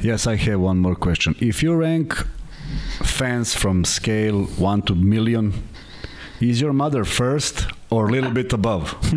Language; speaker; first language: English; non-native, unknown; Serbian